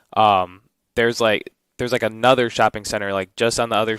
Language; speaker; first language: English; native; English